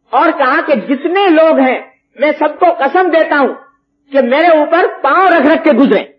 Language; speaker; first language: Urdu; native; Urdu